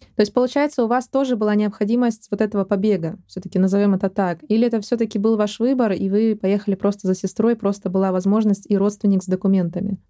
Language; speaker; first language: Russian; native; Russian